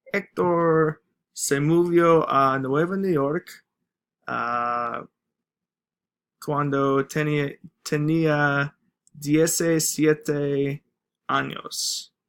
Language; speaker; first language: Spanish; non-native, learner; English